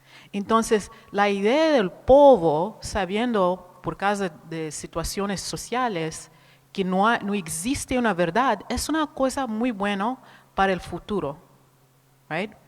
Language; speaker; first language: Spanish; non-native, fluent; Portuguese